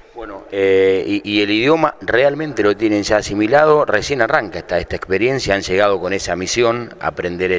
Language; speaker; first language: Spanish; native; Spanish